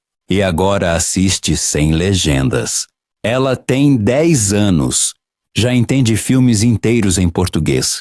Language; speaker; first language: Portuguese; non-native, fluent; Polish